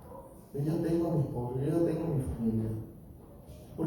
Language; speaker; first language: Spanish; native; Spanish